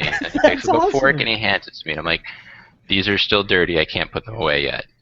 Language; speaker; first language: English; native; English